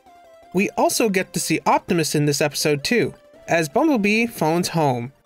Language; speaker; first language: English; native; English